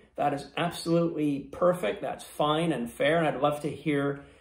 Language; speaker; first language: English; native; English